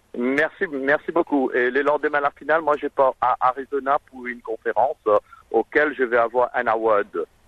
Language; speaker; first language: French; non-native, local second language; Morisyen